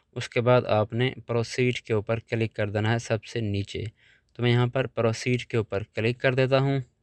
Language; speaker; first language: Urdu; non-native, local second language; Punjabi